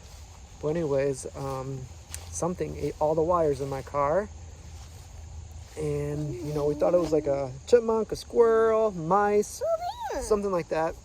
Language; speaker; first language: English; native; English